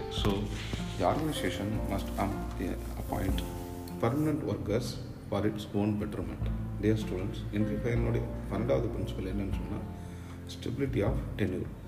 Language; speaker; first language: English; non-native, local second language; Tamil